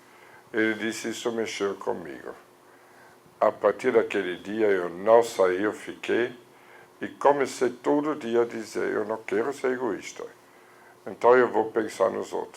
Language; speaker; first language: Portuguese; non-native, fluent; German